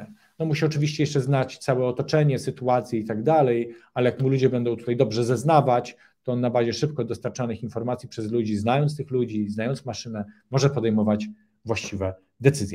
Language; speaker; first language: Polish; native; Polish